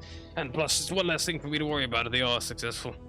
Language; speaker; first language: English; native; English